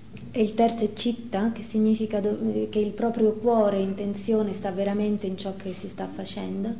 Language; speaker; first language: Italian; native; Italian